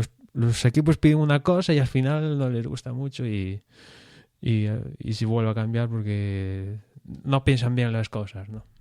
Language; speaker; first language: Spanish; native; Spanish